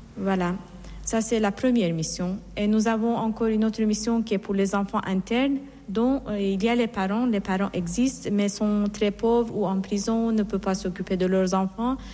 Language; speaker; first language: French; non-native, fluent; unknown